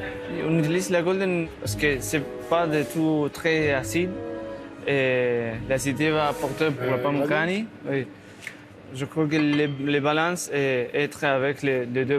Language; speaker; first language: French; non-native, learner; Spanish